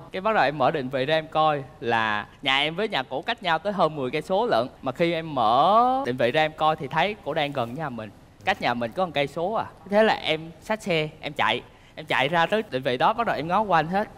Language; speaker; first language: Vietnamese; native; Vietnamese